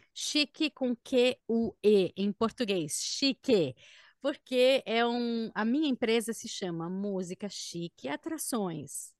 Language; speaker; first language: Portuguese; native; Portuguese